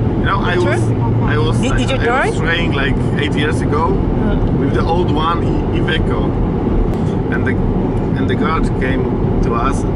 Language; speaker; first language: English; non-native, learner; Polish